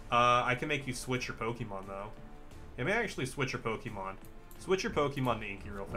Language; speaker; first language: English; native; English